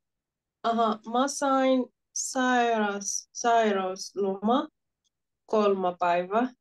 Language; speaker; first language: Finnish; non-native, learner; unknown